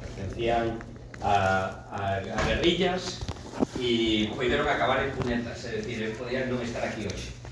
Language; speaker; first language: Galician; non-native, local second language; Spanish